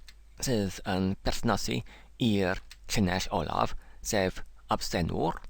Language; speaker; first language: Welsh; non-native, learner; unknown